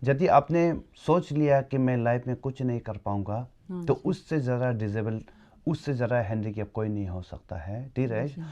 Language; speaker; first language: Hindi; non-native, local second language; Tibetan